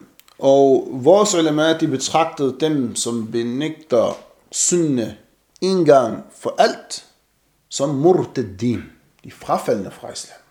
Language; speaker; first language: Danish; non-native, fluent; Arabic